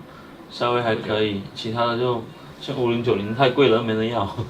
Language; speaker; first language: Chinese; native; Chinese